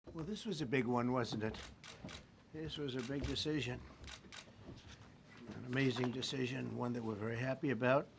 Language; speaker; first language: English; native; English